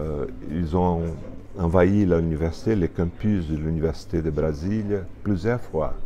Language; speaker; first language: French; non-native, fluent; Portuguese